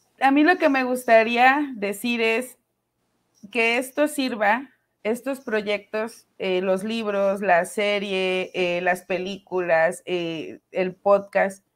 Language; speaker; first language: Spanish; native; Spanish